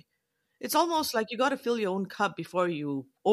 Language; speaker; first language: English; non-native, local second language; Tamil